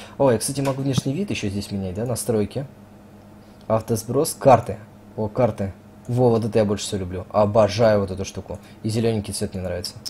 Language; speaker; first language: Russian; native; Russian